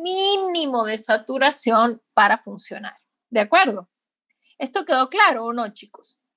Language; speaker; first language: Spanish; native; Spanish